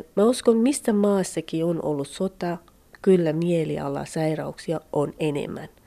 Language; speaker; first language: Finnish; non-native, learner; Central Kurdish